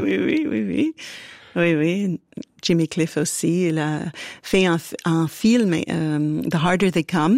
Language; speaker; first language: French; non-native, fluent; English